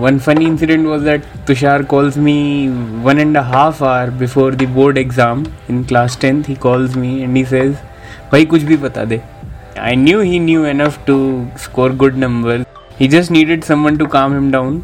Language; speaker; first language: English; non-native, local second language; Hindi